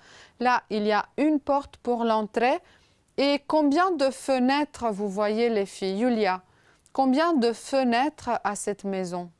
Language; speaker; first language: French; non-native, fluent; Romanian